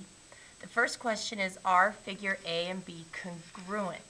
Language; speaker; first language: English; native; English